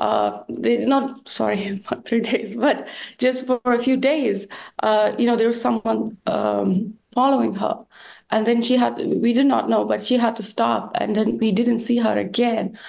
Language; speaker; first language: English; non-native, fluent; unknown